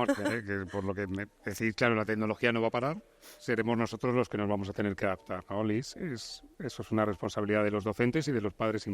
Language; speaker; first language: Spanish; native; Spanish